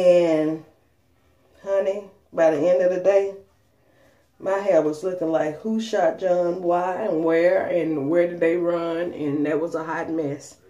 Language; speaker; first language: English; native; English